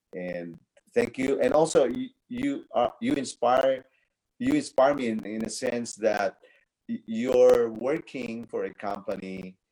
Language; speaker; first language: English; non-native, local second language; Cebuano